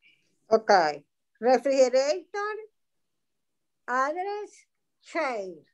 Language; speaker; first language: English; non-native, learner; Spanish